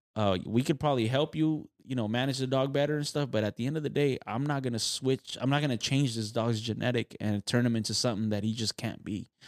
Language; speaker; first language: English; native; English